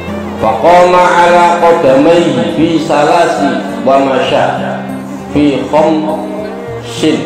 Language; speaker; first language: Arabic; non-native, fluent; Javanese